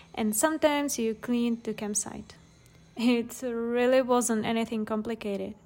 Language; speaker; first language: English; non-native, fluent; Czech